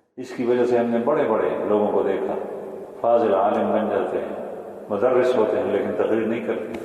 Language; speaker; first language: Urdu; non-native, local second language; Pashto